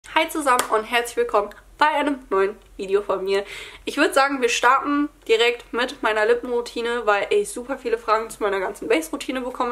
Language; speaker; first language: German; native; German